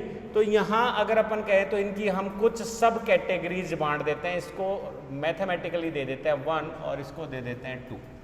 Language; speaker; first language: Hindi; native; Hindi